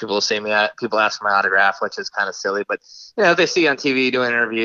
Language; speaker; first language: English; native; English